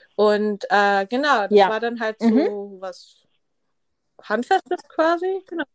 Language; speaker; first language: German; early bilingual, other home language; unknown